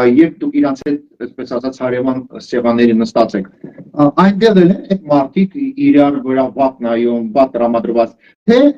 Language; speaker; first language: Armenian; early bilingual, heritage; Armenian